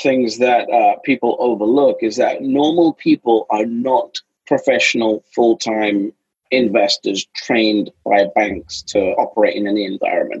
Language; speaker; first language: English; native; English